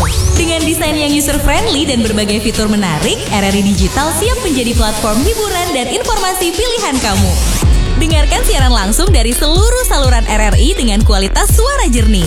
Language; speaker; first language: Indonesian; native; Indonesian